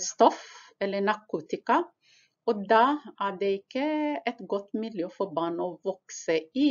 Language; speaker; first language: Norwegian; non-native, fluent; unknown